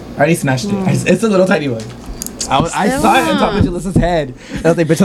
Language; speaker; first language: English; early bilingual, other home language; Spanish